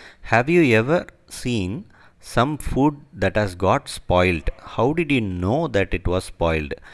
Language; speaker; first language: English; non-native, local second language; Tamil